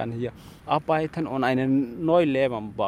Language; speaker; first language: German; non-native, learner; Somali